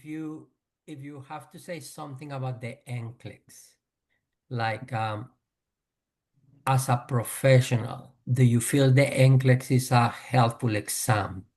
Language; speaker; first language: English; non-native, fluent; Spanish